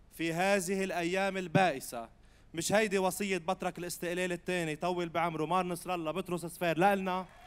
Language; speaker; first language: Arabic; native; Arabic